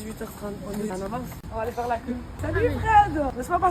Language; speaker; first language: French; native; French